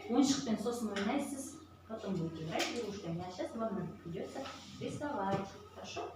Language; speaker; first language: Russian; non-native, local second language; Kazakh